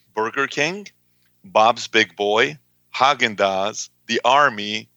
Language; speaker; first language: English; early bilingual, other home language; Persian